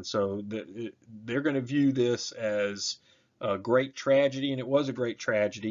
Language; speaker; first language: English; native; English